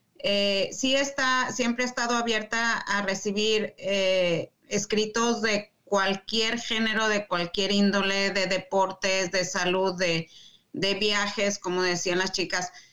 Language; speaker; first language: Spanish; native; Spanish